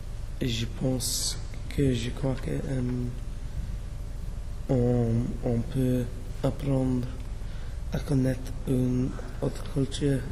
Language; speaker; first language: French; non-native, learner; English